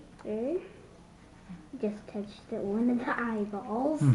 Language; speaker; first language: English; native; English